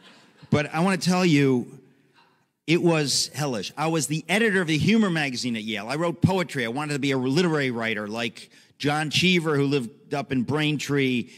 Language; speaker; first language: English; native; English